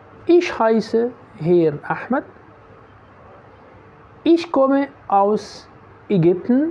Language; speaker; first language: German; non-native, fluent; Arabic